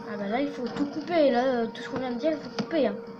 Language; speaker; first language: French; native; French